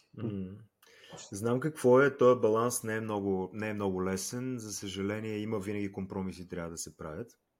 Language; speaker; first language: Bulgarian; native; Bulgarian